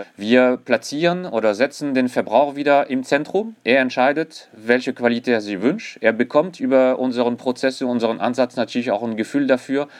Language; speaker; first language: German; non-native, fluent; French